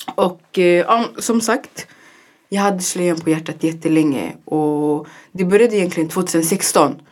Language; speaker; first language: Swedish; early bilingual, other home language; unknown